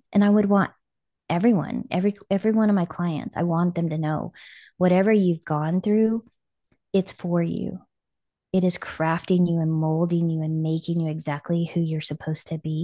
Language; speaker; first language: English; native; English